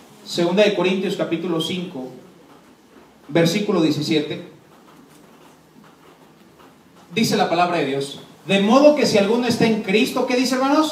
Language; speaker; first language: Spanish; native; Spanish